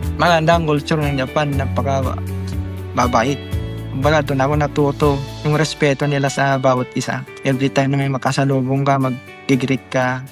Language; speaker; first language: Filipino; non-native, local second language; Iloko